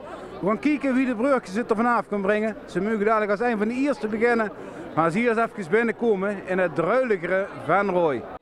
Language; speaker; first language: Dutch; native; Dutch